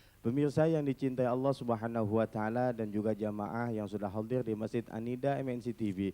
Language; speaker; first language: Indonesian; native; Indonesian